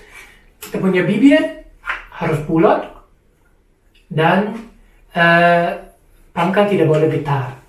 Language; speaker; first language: Indonesian; non-native, fluent; German